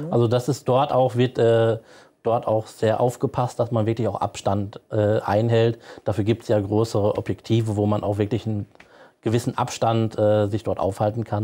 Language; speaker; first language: German; native; German